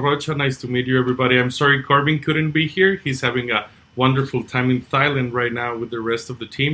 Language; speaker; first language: English; non-native, fluent; Spanish